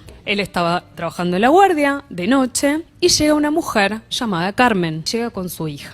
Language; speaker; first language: Spanish; native; Spanish